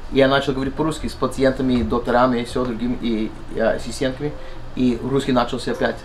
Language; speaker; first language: Russian; early bilingual, heritage; Russian